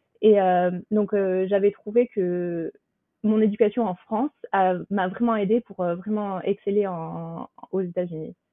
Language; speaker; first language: French; native; French